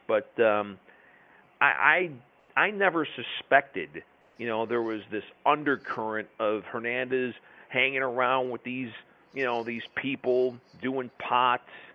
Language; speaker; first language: English; native; English